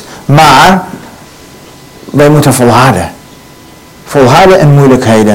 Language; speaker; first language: Dutch; non-native, learner; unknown